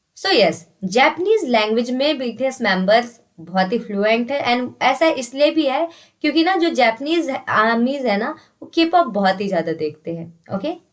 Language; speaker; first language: Hindi; native; Hindi